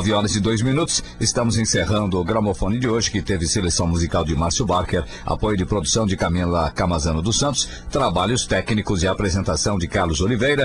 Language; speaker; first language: Portuguese; native; Portuguese